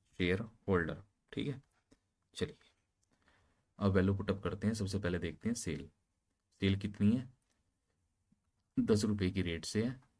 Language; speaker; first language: Hindi; native; Hindi